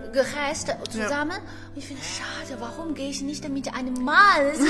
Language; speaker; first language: German; non-native, learner; Chinese